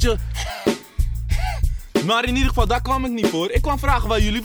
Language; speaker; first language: Dutch; native; Dutch